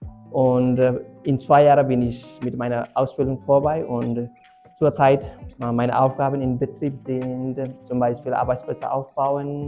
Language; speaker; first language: German; non-native, fluent; Nepali